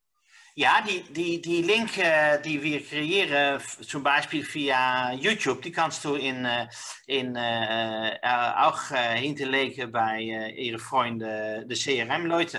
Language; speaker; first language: German; non-native, learner; Dutch